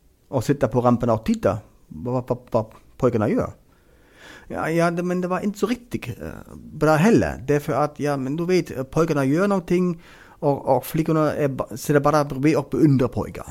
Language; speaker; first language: Swedish; non-native, fluent; German